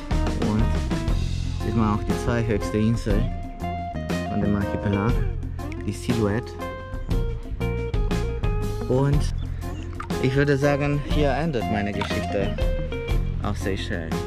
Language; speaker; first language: German; non-native, fluent; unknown